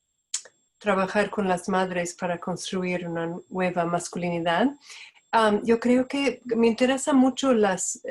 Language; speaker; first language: Spanish; non-native, fluent; Portuguese